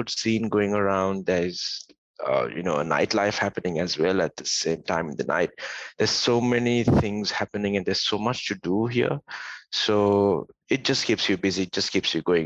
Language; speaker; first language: English; non-native, local second language; Tamil